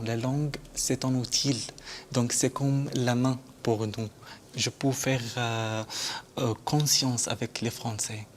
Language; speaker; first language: French; non-native, learner; Arabic